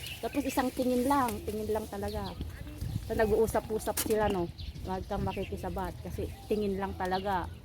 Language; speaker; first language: Filipino; non-native, local second language; Iloko